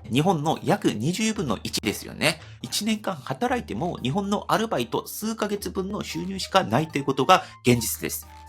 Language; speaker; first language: Japanese; non-native, fluent; Korean